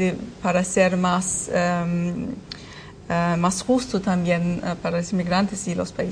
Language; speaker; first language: Spanish; non-native, learner; German